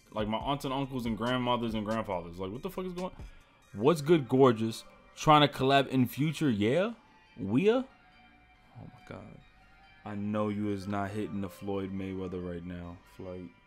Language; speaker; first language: English; native; English